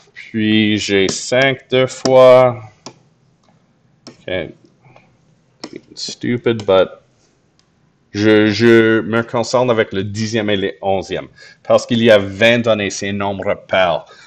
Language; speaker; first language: French; non-native, fluent; English